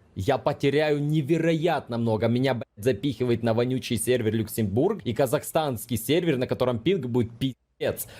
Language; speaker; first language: Russian; non-native, local second language; Ukrainian